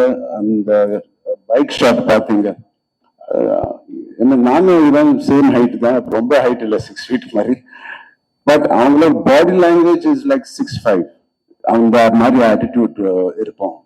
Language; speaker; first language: Tamil; non-native, local second language; Telugu